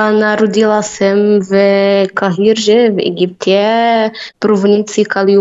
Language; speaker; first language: Czech; non-native, learner; Arabic